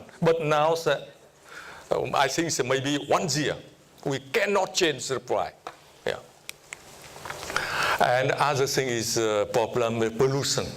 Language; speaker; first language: English; non-native, fluent; Vietnamese